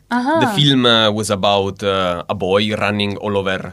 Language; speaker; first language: English; non-native, fluent; Italian